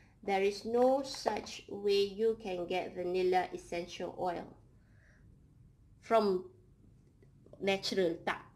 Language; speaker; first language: English; non-native, local second language; Malay